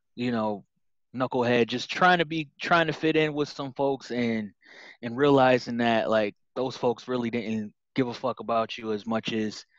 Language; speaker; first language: English; native; English